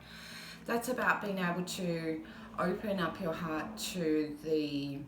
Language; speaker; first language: English; native; English